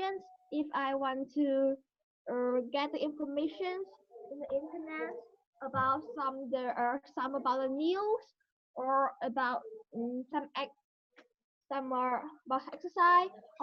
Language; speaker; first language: English; non-native, learner; Vietnamese